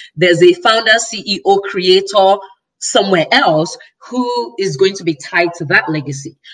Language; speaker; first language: English; non-native, local second language; Yoruba